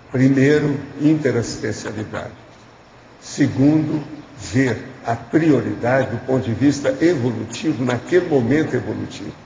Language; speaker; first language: Portuguese; native; Portuguese